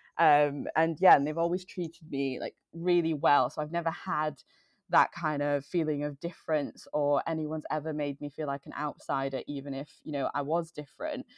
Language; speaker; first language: English; early bilingual, other home language; Bangla